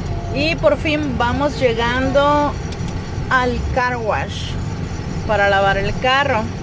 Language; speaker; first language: Spanish; native; Spanish